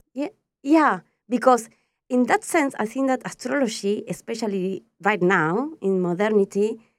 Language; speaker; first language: English; non-native, fluent; Spanish